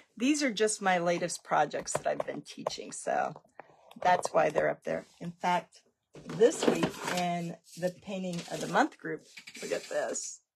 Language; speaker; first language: English; native; English